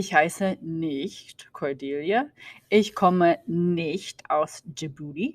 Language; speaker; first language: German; non-native, fluent; English